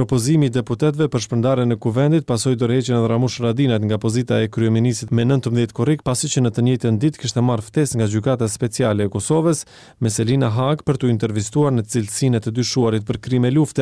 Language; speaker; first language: Albanian; native; Albanian